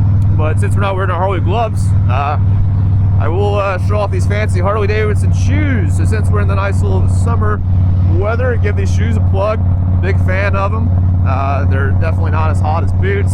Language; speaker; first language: English; native; English